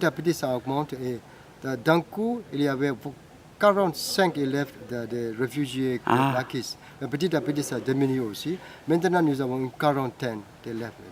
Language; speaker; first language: French; non-native, fluent; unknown